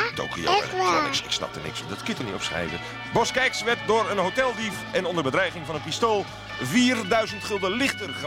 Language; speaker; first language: Dutch; native; Dutch